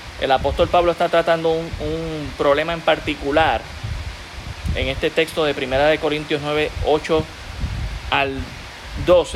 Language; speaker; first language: Spanish; native; Spanish